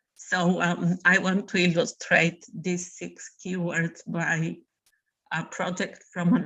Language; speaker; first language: English; non-native, fluent; Bulgarian